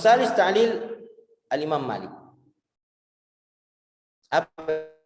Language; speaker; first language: Arabic; non-native, fluent; Indonesian